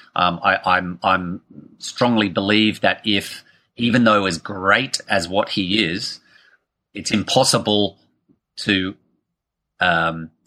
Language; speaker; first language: English; native; English